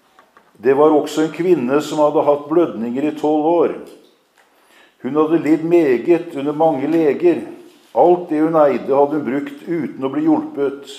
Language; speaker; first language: Norwegian; native; Norwegian